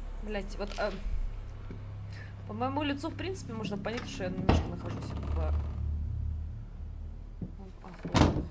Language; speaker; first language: Russian; native; Russian